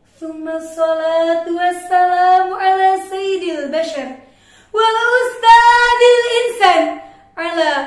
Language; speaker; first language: Arabic; non-native, learner; Indonesian